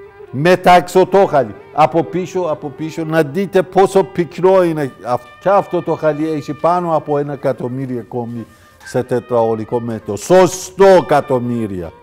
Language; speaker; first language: Greek; non-native, learner; Persian